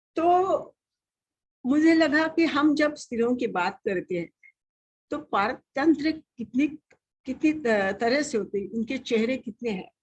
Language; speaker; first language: Hindi; non-native, local second language; Marathi